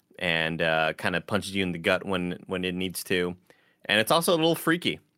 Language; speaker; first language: English; native; English